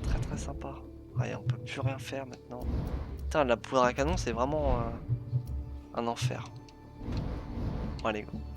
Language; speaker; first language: French; native; French